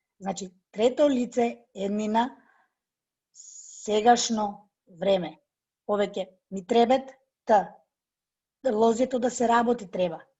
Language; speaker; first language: Macedonian; native; Macedonian